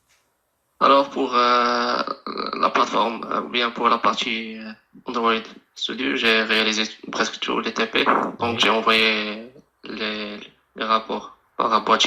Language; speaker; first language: French; non-native, local second language; Arabic